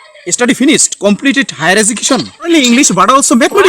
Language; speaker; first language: English; non-native, learner; Bangla